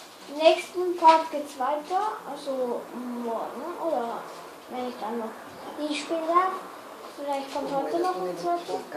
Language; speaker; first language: German; native; German